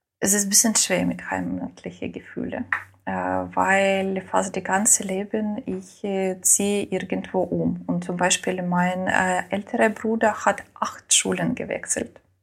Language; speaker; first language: German; non-native, learner; Ukrainian